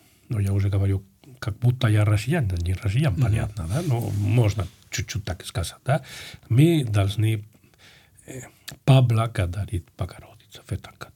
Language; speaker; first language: Russian; non-native, fluent; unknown